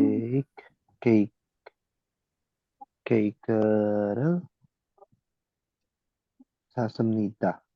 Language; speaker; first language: Korean; non-native, learner; Indonesian